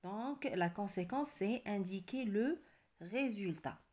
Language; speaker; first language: French; non-native, local second language; Arabic